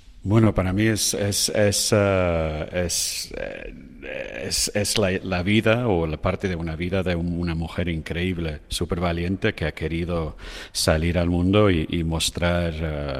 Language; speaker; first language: Spanish; non-native, fluent; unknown